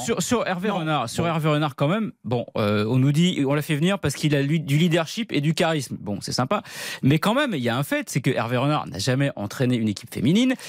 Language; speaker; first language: French; native; French